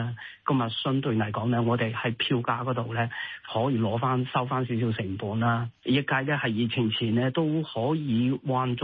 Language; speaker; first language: Cantonese; native; Cantonese